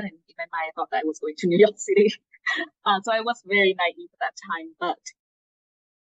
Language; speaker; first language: English; non-native, fluent; Vietnamese